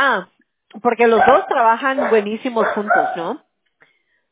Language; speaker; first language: Spanish; early bilingual, heritage; Spanish